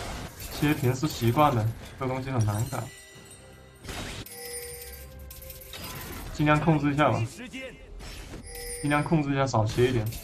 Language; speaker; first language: Chinese; native; Chinese